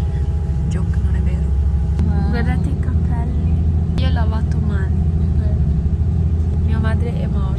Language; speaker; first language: Italian; early bilingual, other home language; Filipino